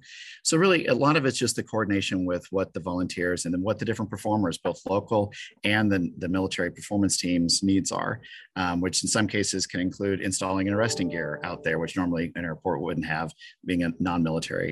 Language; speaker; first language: English; native; English